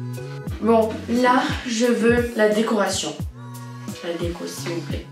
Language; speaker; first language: French; early bilingual, other home language; Russian